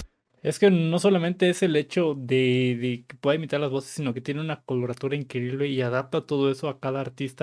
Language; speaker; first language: Spanish; native; Spanish